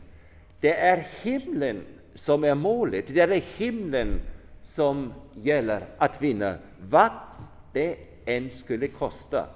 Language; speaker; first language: Swedish; non-native, fluent; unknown